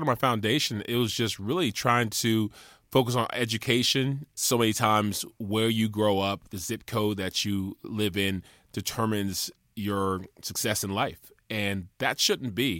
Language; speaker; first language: English; native; English